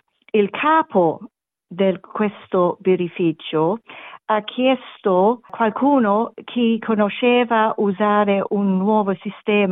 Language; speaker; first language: Italian; non-native, learner; German